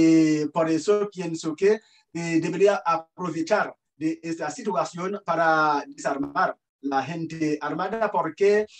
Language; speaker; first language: Spanish; non-native, fluent; Haitian Creole